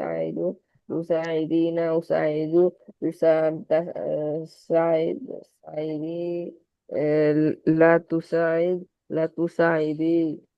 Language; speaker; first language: Arabic; non-native, learner; Bangla